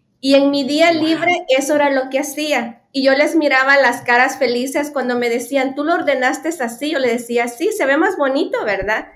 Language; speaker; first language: Spanish; native; Spanish